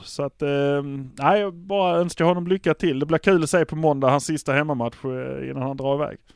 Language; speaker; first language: Swedish; native; Swedish